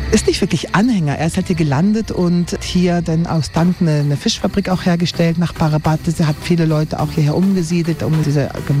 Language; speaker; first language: German; native; German